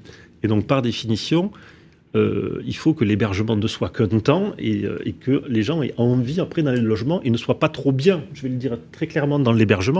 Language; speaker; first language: French; native; French